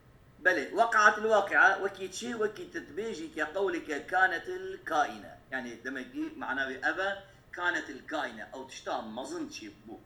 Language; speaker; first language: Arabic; non-native, fluent; Kurdish